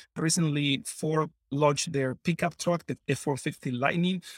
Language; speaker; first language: English; non-native, fluent; Spanish